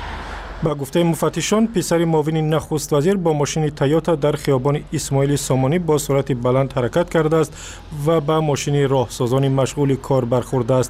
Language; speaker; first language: Persian; native; Persian